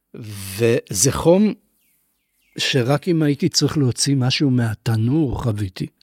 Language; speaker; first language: Hebrew; non-native, fluent; Polish